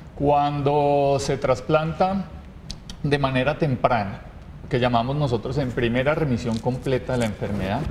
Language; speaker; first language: Spanish; native; Spanish